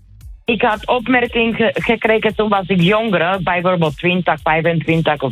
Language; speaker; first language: Dutch; non-native, learner; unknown